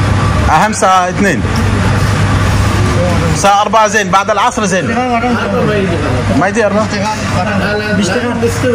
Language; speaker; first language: Arabic; non-native, learner; French